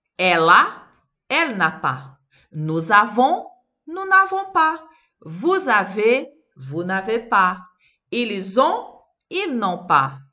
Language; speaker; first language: French; non-native, fluent; Portuguese